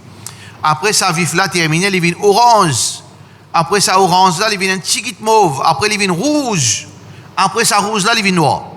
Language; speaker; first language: French; non-native, learner; Morisyen